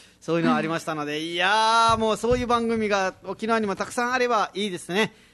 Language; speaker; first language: Japanese; non-native, fluent; Nepali